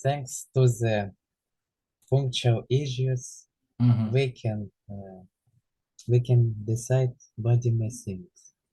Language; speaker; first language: English; non-native, learner; Ukrainian